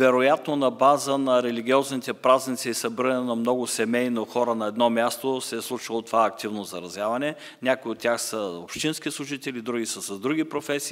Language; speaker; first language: Bulgarian; native; Bulgarian